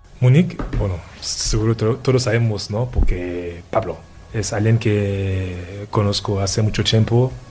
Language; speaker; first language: Spanish; non-native, fluent; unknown